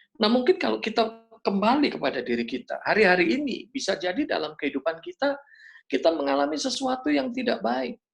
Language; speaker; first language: Indonesian; native; Indonesian